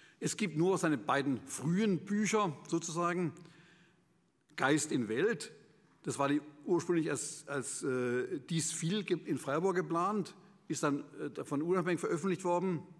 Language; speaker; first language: German; native; German